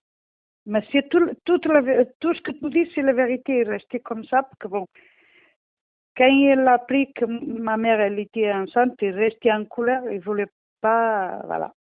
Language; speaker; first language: French; non-native, learner; Portuguese